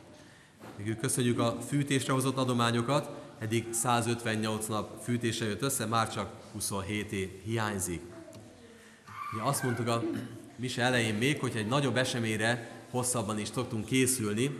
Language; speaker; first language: Hungarian; native; Hungarian